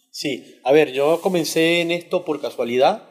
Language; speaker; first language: Spanish; native; Spanish